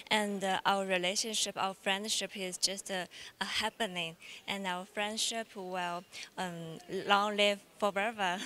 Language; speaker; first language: English; non-native, learner; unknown